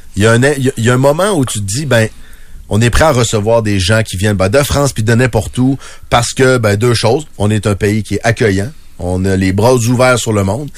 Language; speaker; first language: French; native; French